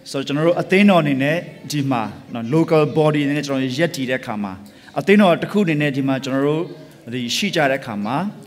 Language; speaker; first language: Burmese; non-native, local second language; Tedim Chin